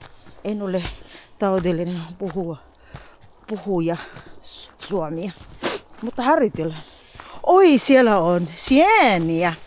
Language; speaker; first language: Finnish; non-native, learner; Filipino